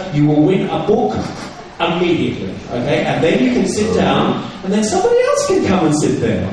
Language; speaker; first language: English; native; English